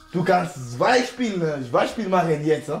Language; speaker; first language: German; non-native, learner; French